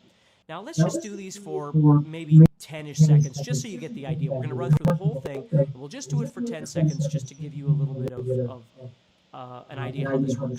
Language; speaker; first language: English; native; English